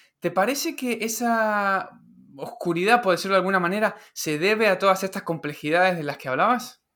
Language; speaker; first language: Spanish; native; Spanish